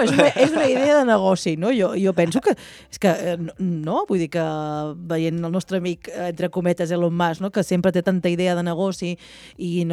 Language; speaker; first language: Catalan; native; Catalan